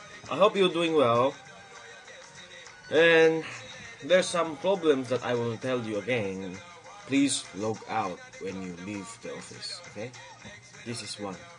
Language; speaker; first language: English; non-native, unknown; Chinese